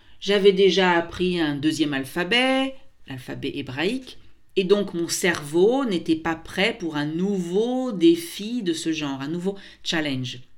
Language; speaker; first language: French; native; French